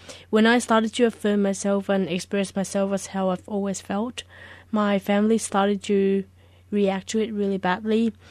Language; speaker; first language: English; early bilingual, other home language; Vietnamese